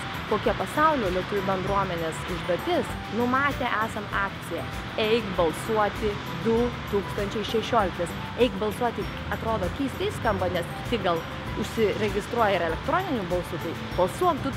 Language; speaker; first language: Lithuanian; native; Lithuanian